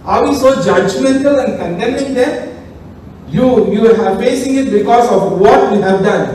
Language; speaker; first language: English; non-native, local second language; Tamil